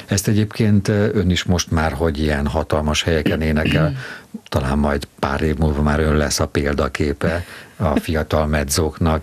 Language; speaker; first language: Hungarian; native; Hungarian